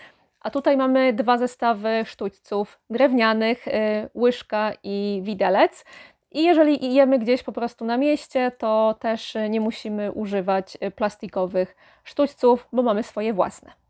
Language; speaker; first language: Polish; native; Polish